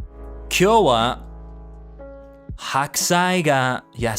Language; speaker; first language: Japanese; non-native, learner; English